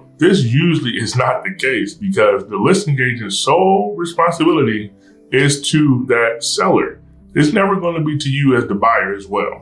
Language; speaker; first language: English; native; English